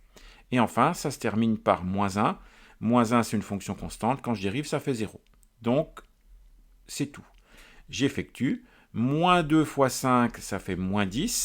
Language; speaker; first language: French; native; French